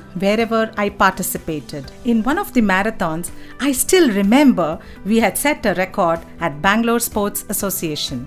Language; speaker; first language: English; non-native, local second language; Kannada